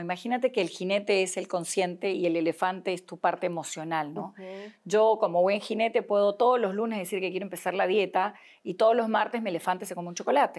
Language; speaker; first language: Spanish; native; Spanish